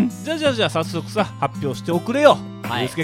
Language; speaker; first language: Japanese; native; Japanese